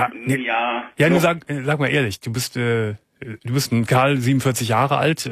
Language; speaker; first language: German; native; German